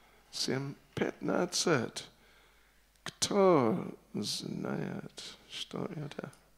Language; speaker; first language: Russian; non-native, learner; English